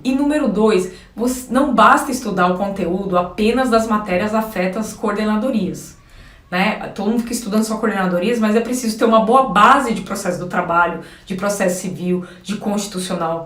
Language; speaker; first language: Portuguese; native; Portuguese